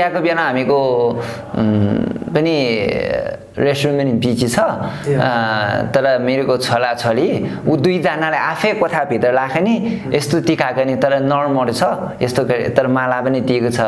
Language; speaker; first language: Nepali; non-native, learner; Chinese